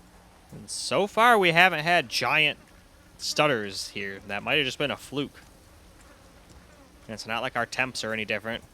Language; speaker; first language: English; native; English